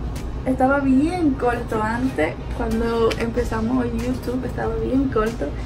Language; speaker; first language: Spanish; early bilingual, heritage; Spanish